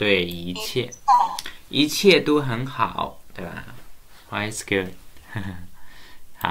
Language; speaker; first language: Chinese; native; Chinese